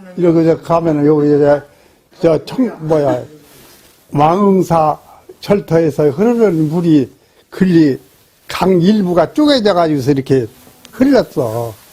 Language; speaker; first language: Korean; native; Korean